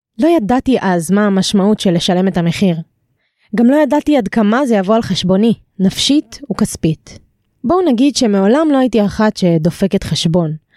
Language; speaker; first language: Hebrew; native; Hebrew